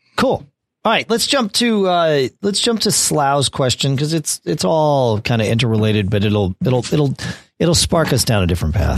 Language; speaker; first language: English; native; English